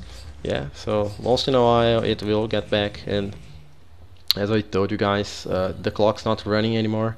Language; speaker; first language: English; non-native, fluent; Portuguese